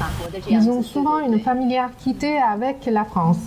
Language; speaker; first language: French; non-native, learner; Chinese